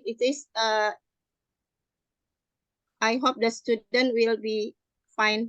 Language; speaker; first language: English; non-native, learner; Indonesian